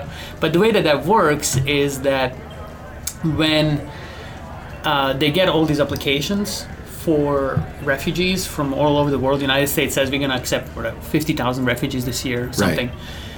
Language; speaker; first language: English; non-native, fluent; Bosnian